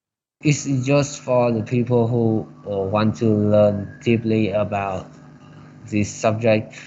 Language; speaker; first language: English; non-native, learner; Vietnamese